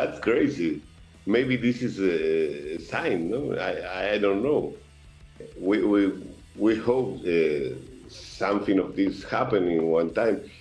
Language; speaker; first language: English; non-native, learner; Spanish